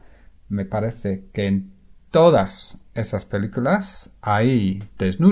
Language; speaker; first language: Spanish; non-native, fluent; English